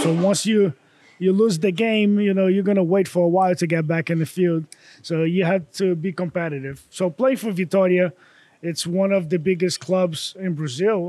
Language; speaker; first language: English; non-native, fluent; Portuguese